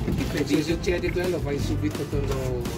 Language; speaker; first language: Italian; native; Italian